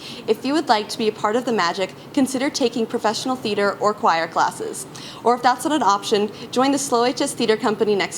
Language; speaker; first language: English; native; English